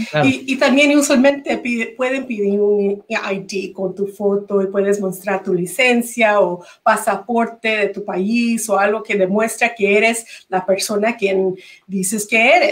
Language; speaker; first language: Spanish; early bilingual, heritage; Spanish